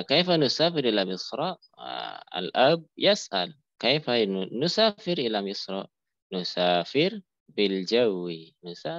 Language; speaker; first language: Arabic; non-native, fluent; Indonesian